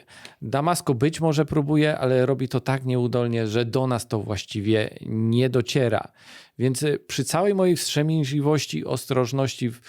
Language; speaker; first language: Polish; native; Polish